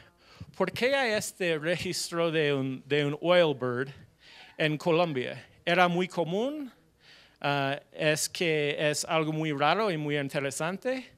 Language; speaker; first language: Spanish; non-native, fluent; English